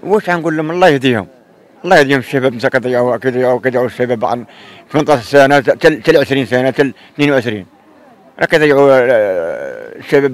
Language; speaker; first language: Arabic; native; Arabic